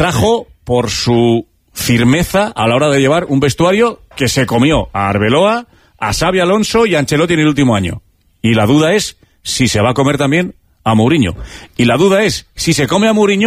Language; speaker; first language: Spanish; native; Spanish